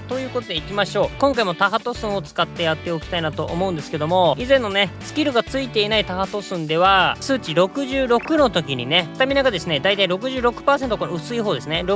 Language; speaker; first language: Japanese; native; Japanese